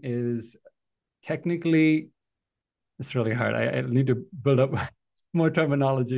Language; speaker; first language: English; non-native, local second language; Malayalam